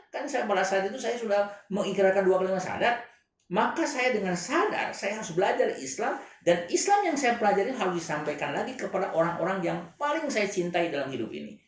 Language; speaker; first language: Indonesian; non-native, local second language; Chinese